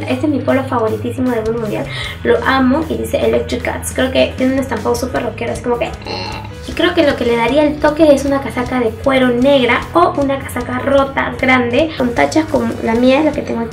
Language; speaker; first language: Spanish; native; Spanish